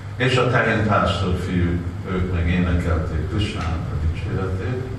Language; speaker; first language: Hungarian; non-native, learner; Russian